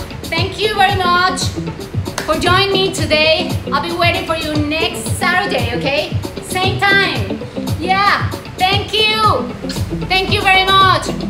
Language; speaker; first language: English; non-native, fluent; Spanish